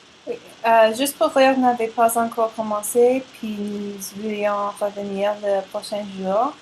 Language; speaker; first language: French; non-native, learner; English